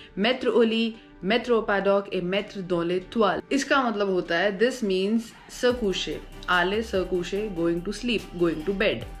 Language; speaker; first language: French; non-native, fluent; Hindi